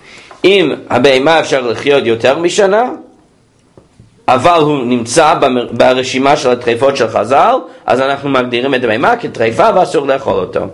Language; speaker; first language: Hebrew; non-native, fluent; English